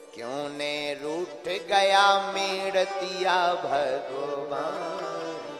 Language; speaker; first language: Hindi; native; Hindi